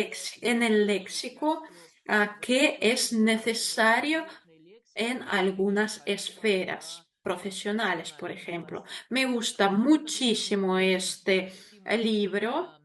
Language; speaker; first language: Spanish; non-native, fluent; Russian